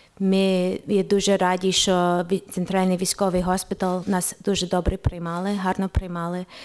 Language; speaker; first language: Ukrainian; early bilingual, heritage; Ukrainian